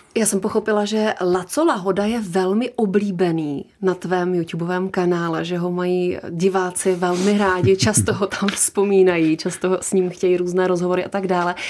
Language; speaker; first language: Czech; native; Czech